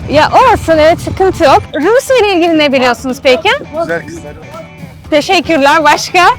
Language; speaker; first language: Turkish; non-native, fluent; Russian